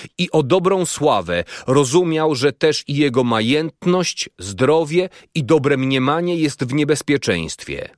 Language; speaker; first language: Polish; native; Polish